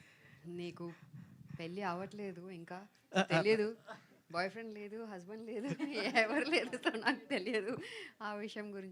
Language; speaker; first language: Telugu; non-native, fluent; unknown